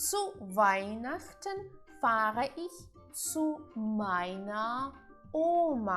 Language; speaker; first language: German; non-native, fluent; Ukrainian